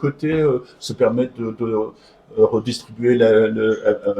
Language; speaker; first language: French; native; French